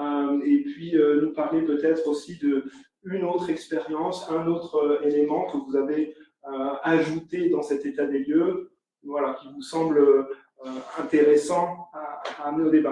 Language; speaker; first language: French; native; French